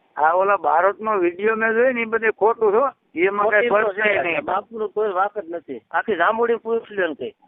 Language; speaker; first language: Gujarati; native; Gujarati